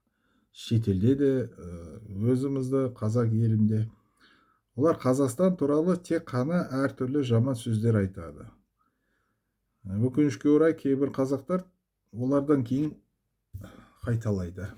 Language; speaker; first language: Kazakh; non-native, local second language; Russian